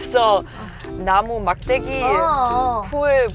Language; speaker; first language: Korean; non-native, learner; German